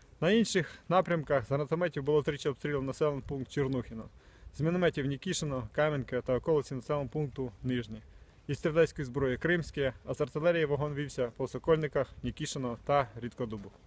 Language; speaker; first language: Ukrainian; native; Ukrainian